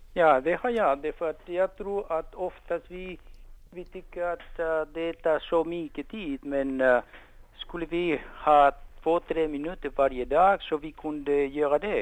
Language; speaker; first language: Swedish; non-native, fluent; Spanish